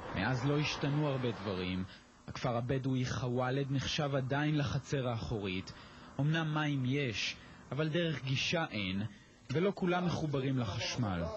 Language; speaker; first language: Hebrew; native; Hebrew